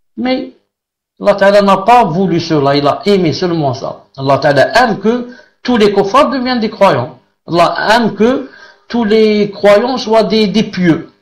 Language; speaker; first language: French; non-native, local second language; Arabic